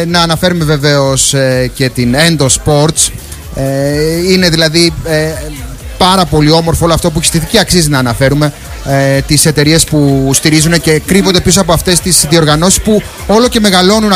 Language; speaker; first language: Greek; native; Greek